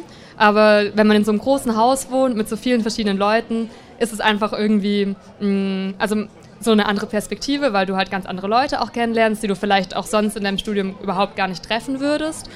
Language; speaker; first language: German; native; German